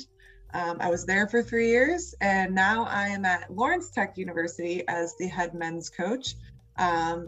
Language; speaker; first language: English; native; English